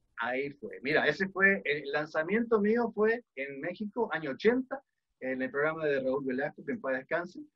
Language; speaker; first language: Spanish; early bilingual, other home language; Dutch